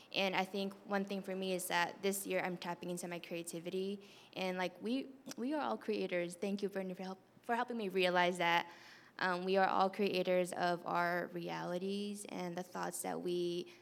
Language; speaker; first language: English; native; English